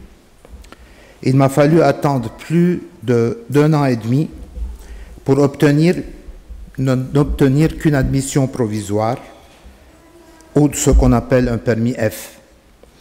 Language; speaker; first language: French; non-native, fluent; Arabic